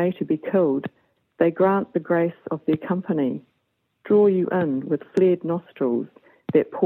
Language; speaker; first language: English; native; English